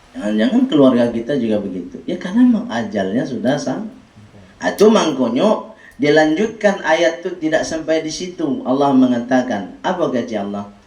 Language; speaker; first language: Malay; non-native, local second language; Minangkabau